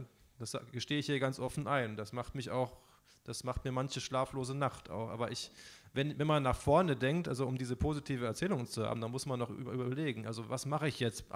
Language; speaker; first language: German; native; German